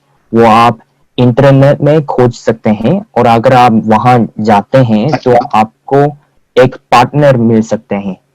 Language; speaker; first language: Hindi; non-native, fluent; Korean